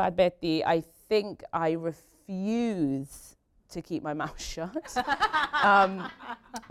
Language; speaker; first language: English; native; English